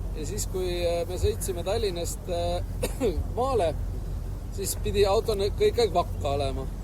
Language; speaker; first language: Estonian; native; Estonian